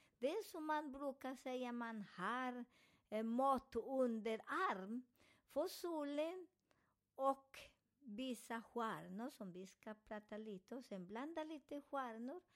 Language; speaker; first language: Swedish; non-native, fluent; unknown